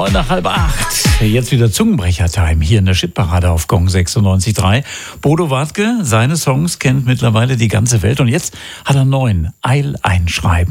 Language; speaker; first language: German; native; German